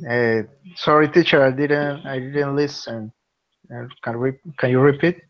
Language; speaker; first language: English; non-native, learner; Spanish